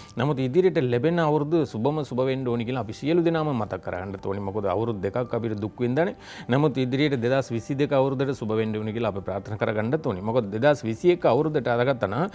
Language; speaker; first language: Sinhala; non-native, local second language; Tamil